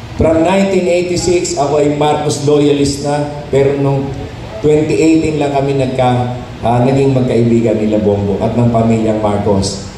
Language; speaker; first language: Filipino; non-native, local second language; Hiligaynon